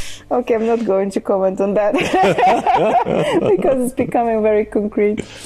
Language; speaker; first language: English; non-native, fluent; Bulgarian